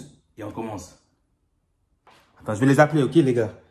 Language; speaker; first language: French; native; French